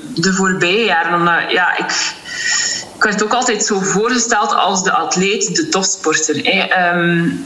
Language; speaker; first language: Dutch; native; Dutch